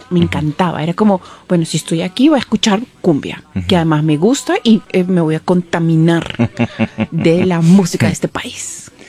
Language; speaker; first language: Spanish; native; Spanish